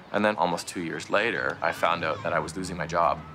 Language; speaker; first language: English; native; English